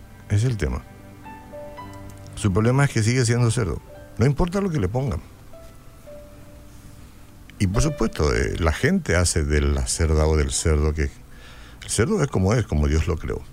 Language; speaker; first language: Spanish; native; Spanish